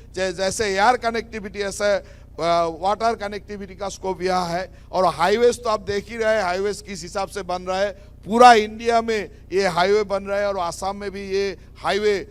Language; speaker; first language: Hindi; non-native, local second language; Assamese